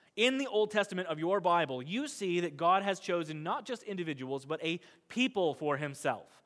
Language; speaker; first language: English; native; English